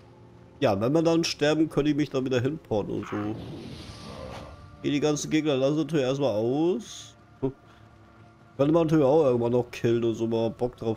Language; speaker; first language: German; native; German